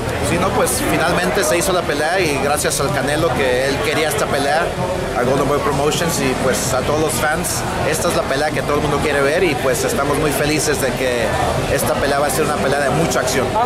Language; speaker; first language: Spanish; early bilingual, heritage; Spanish